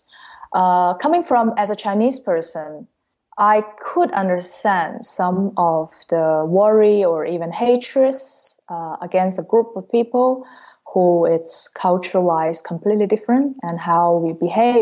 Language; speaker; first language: English; non-native, fluent; Cantonese